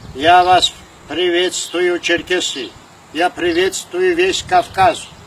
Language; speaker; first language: Russian; non-native, local second language; Adyghe